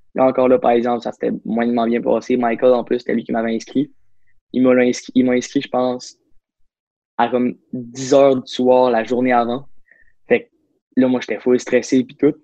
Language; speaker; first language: French; native; French